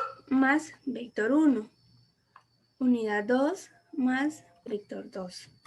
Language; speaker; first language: Spanish; native; Spanish